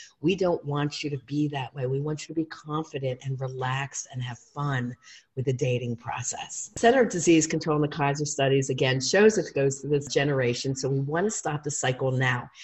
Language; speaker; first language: English; native; English